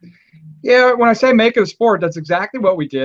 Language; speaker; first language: English; native; English